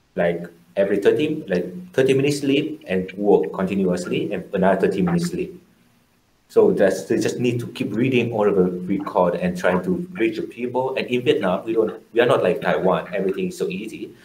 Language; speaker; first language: English; non-native, fluent; Vietnamese